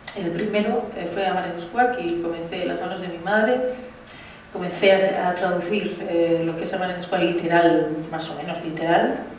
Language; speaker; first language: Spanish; non-native, local second language; Basque